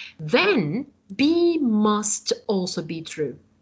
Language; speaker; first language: English; non-native, fluent; Turkish